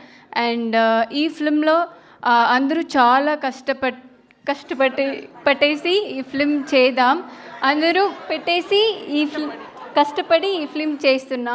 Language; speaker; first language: Telugu; non-native, learner; Tamil